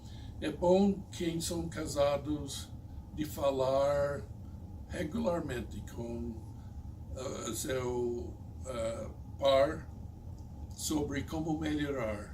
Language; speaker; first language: Portuguese; non-native, fluent; English